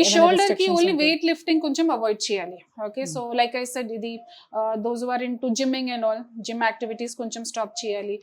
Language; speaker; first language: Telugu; non-native, fluent; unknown